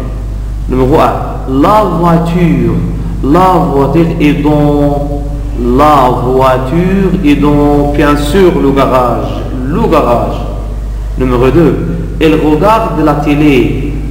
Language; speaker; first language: French; non-native, fluent; Arabic